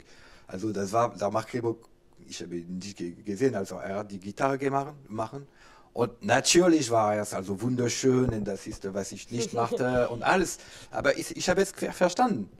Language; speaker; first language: German; non-native, learner; French